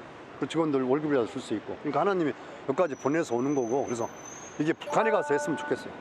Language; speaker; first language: Korean; native; Korean